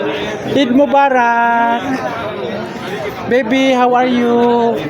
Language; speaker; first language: English; non-native, learner; Filipino